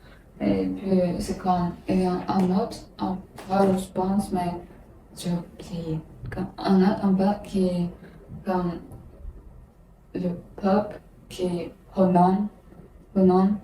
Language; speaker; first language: French; non-native, learner; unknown